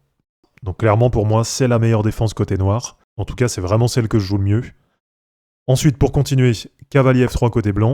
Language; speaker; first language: French; native; French